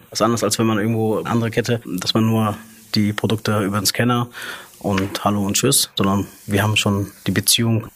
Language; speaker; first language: German; early bilingual, other home language; Arabic